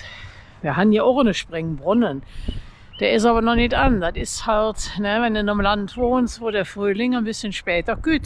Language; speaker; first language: German; native; German